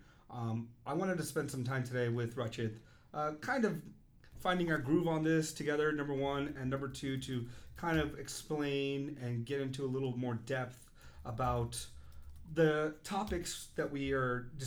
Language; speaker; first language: English; early bilingual, other home language; Kannada